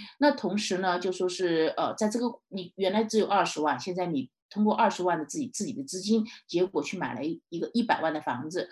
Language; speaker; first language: Chinese; native; Chinese